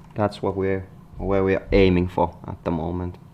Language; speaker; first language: English; non-native, fluent; Finnish